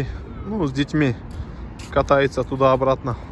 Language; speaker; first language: Russian; non-native, fluent; Turkish